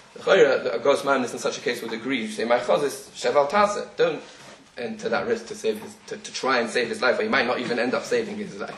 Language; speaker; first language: English; native; English